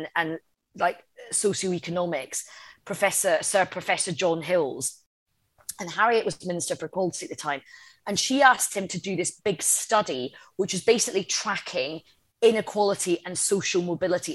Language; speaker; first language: English; native; English